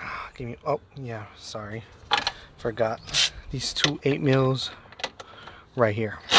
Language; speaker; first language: English; native; English